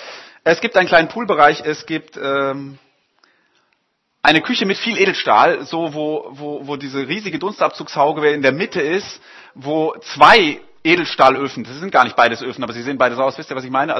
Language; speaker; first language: German; native; German